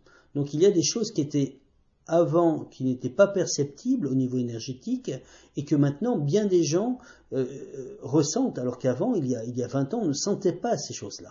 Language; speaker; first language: French; native; French